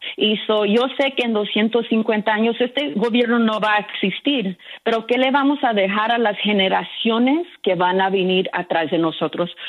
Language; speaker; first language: Spanish; early bilingual, heritage; Spanish